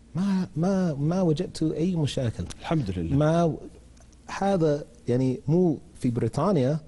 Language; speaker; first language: Arabic; non-native, learner; English